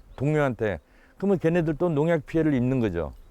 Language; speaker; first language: Korean; native; Korean